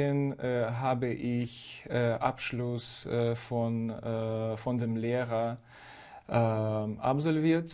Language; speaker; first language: German; non-native, fluent; Ukrainian